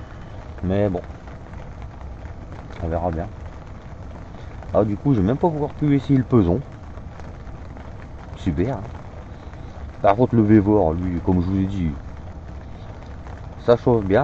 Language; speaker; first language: French; native; French